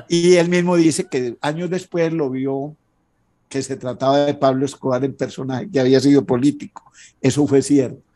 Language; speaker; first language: Spanish; native; Spanish